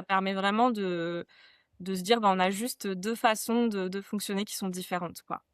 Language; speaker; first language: French; native; French